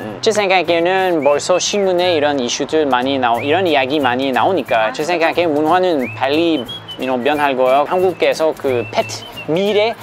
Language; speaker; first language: Korean; non-native, learner; English